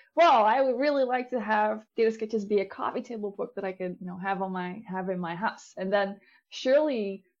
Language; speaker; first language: English; non-native, fluent; Dutch